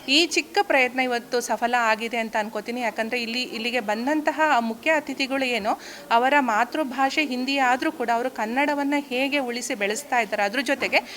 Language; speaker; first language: Kannada; native; Kannada